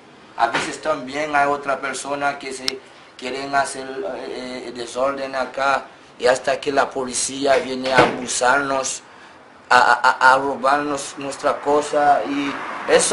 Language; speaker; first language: Spanish; non-native, fluent; Haitian Creole